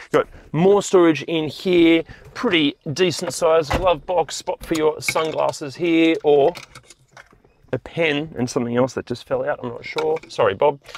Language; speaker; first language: English; native; English